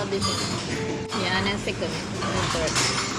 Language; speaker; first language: English; non-native, learner; Thai